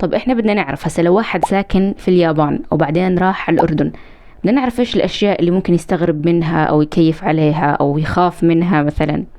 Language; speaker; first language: Arabic; native; Arabic